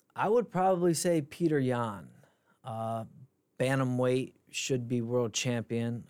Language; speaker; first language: English; native; English